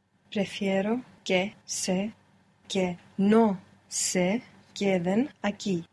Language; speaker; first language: Spanish; non-native, learner; English